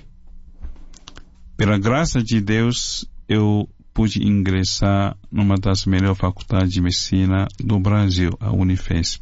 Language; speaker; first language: Portuguese; non-native, fluent; Chinese